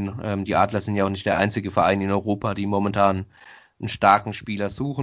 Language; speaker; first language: German; native; German